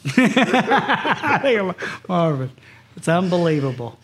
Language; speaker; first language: English; native; English